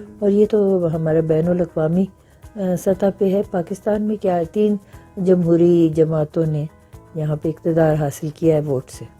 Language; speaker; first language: Urdu; non-native, local second language; Punjabi